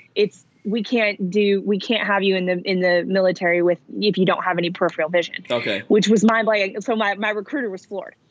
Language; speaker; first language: English; early bilingual, other home language; Italian